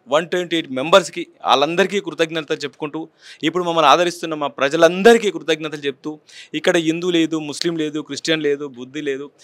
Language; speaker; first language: Telugu; native; Telugu